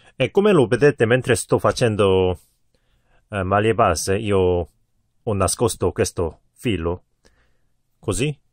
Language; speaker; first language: Italian; non-native, learner; Korean